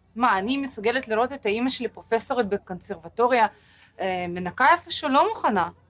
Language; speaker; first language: Hebrew; non-native, fluent; Russian